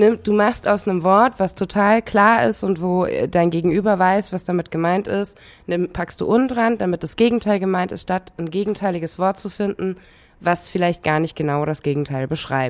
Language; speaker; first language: German; native; German